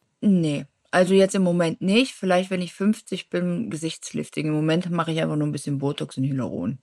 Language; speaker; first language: German; native; German